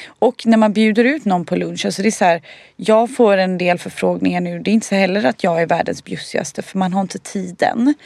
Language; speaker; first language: Swedish; early bilingual, other home language; Bosnian